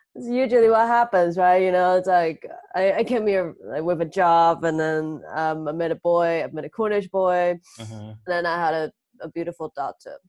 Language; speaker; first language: English; early bilingual, other home language; Chinese